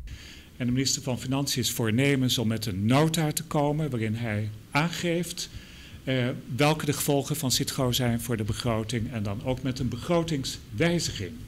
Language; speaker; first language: Dutch; native; Dutch